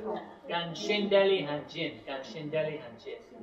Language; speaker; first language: Chinese; non-native, fluent; English